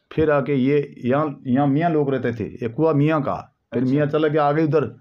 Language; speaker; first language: Hindi; native; Hindi